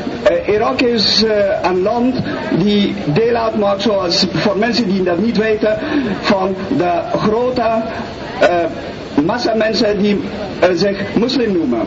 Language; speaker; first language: Dutch; non-native, fluent; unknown